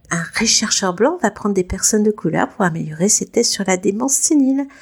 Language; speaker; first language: French; native; French